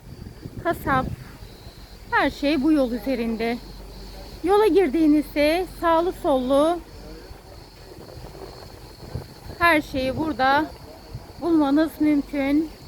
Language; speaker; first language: Turkish; native; Turkish